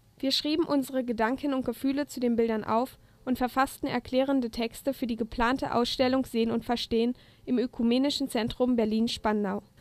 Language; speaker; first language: German; native; German